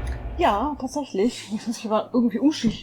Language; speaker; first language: German; native; German